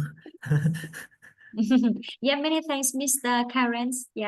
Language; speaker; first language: English; non-native, fluent; Vietnamese